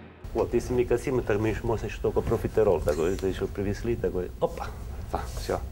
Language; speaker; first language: Russian; non-native, learner; Italian